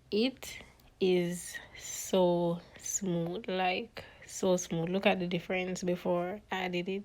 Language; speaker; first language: English; native; English